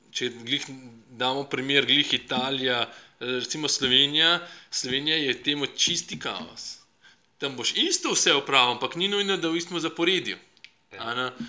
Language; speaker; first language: Slovenian; non-native, fluent; Russian